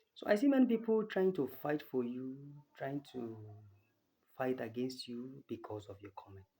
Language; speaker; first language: English; non-native, local second language; Yoruba